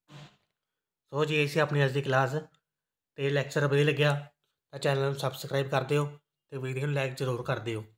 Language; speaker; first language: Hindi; non-native, local second language; Punjabi